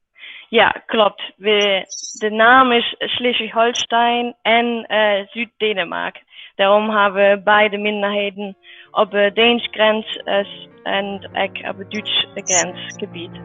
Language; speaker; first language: Dutch; non-native, learner; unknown